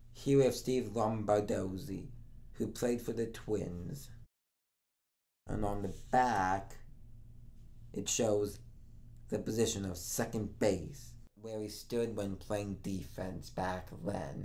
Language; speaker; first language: English; native; English